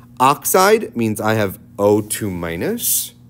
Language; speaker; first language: English; native; English